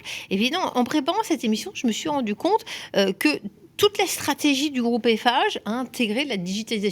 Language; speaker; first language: French; native; French